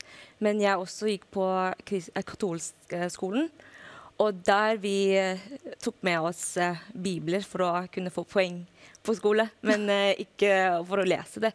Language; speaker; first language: Norwegian; non-native, fluent; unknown